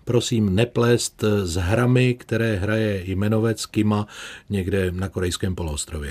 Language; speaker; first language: Czech; native; Czech